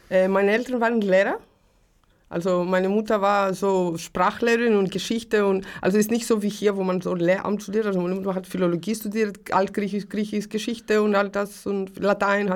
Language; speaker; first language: German; early bilingual, other home language; Greek